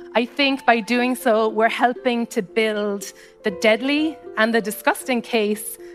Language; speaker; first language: English; native; English